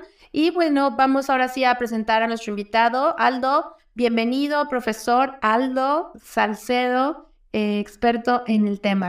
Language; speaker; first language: Spanish; native; Spanish